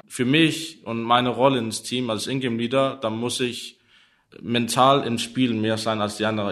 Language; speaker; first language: German; non-native, learner; Danish